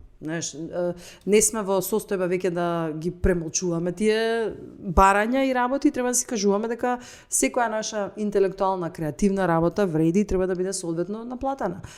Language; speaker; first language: Macedonian; native; Macedonian